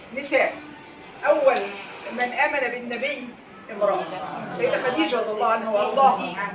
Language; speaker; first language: Egyptian Arabic; native; Egyptian Arabic